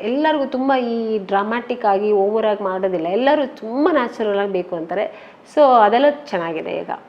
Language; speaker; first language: Kannada; native; Kannada